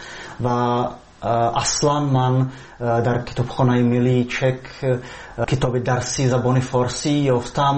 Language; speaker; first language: Persian; non-native, fluent; Czech